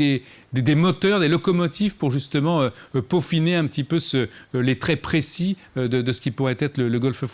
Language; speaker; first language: French; native; French